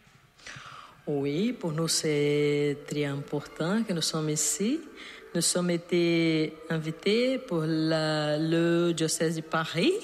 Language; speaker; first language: French; non-native, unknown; Portuguese